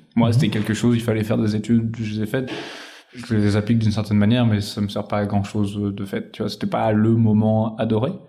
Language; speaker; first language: French; native; French